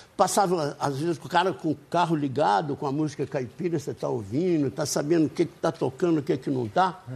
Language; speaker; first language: Portuguese; native; Portuguese